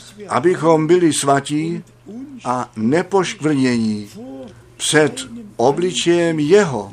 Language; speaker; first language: Czech; non-native, fluent; German